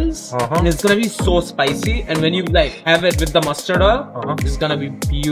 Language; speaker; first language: English; non-native, local second language; Bangla